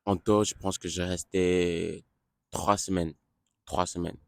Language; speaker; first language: French; non-native, learner; English